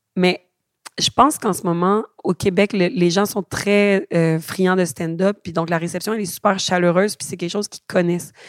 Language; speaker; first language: French; native; French